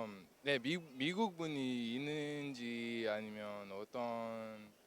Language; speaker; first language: Korean; non-native, learner; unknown